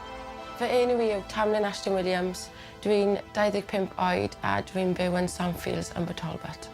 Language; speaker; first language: Welsh; non-native, local second language; English